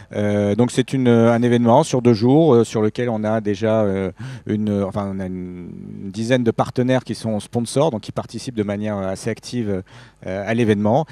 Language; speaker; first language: French; native; French